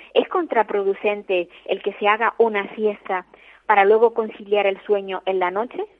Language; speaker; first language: Spanish; native; Spanish